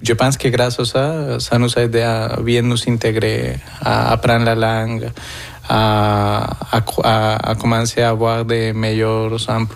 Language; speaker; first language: French; non-native, fluent; Spanish